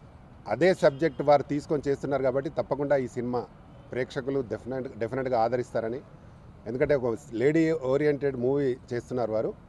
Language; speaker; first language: Telugu; native; Telugu